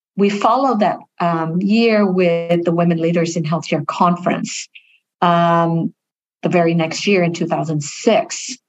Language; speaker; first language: English; early bilingual, other home language; Vietnamese